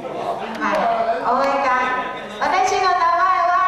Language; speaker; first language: Japanese; non-native, learner; Chinese